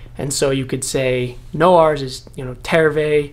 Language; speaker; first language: English; native; English